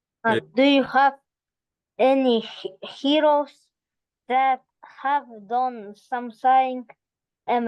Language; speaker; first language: English; non-native, learner; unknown